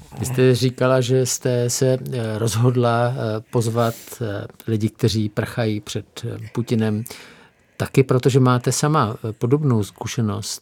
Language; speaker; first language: Czech; native; Czech